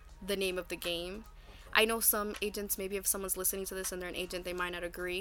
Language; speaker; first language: English; native; English